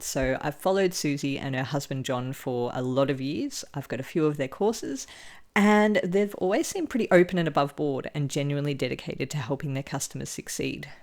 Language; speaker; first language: English; native; English